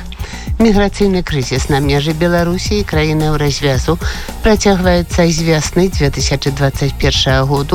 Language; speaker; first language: Belarusian; native; Belarusian